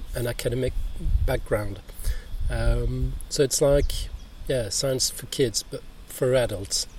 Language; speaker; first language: English; non-native, fluent; French